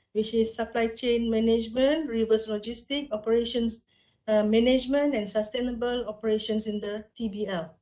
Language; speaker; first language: English; non-native, local second language; Malay